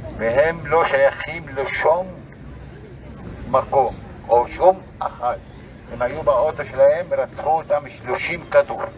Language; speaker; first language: Hebrew; non-native, local second language; Arabic